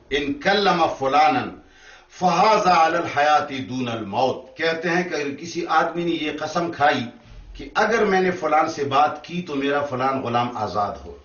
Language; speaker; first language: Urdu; non-native, local second language; Pashto